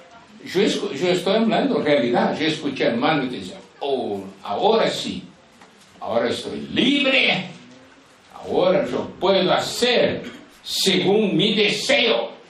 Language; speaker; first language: Spanish; non-native, fluent; Portuguese